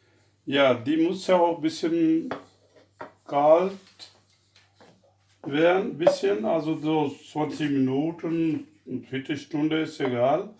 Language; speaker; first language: German; non-native, fluent; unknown